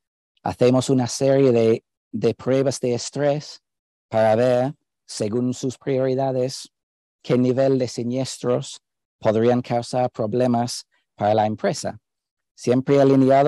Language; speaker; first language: Spanish; non-native, fluent; English